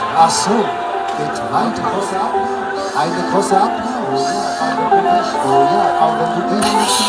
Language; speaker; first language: German; non-native, learner; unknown